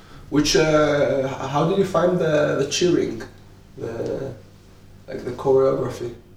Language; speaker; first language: English; non-native, fluent; Hebrew